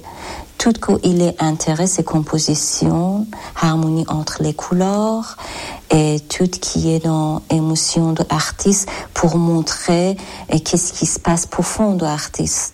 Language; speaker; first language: French; non-native, learner; Persian